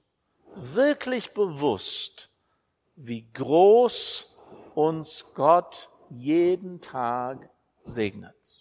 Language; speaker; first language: German; non-native, fluent; English